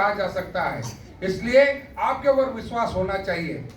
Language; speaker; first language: Hindi; non-native, local second language; Marathi